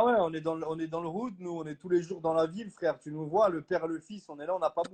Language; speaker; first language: French; native; French